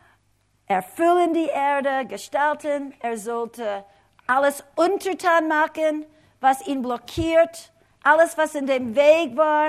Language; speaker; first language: German; non-native, fluent; English